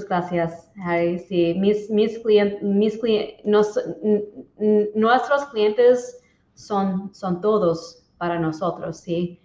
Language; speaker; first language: Spanish; non-native, learner; English